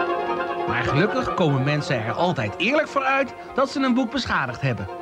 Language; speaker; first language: Dutch; native; Dutch